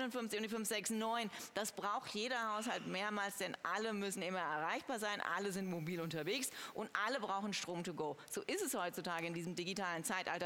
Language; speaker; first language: German; native; German